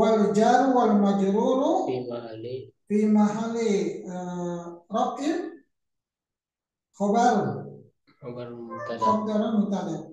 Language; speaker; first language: Arabic; non-native, learner; Indonesian